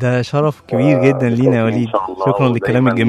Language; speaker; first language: Arabic; native; Arabic